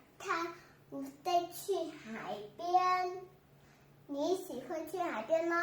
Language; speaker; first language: Chinese; non-native, learner; Vietnamese